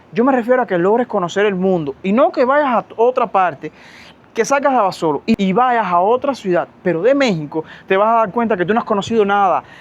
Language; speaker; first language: Spanish; native; Spanish